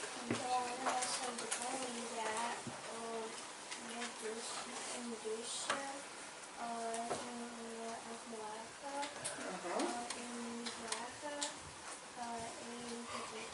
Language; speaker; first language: French; non-native, learner; Ukrainian